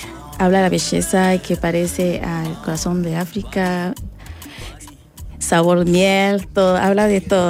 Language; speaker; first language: Spanish; non-native, fluent; Rundi